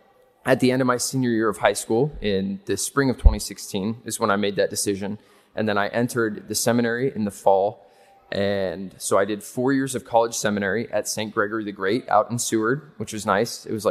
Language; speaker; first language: English; native; English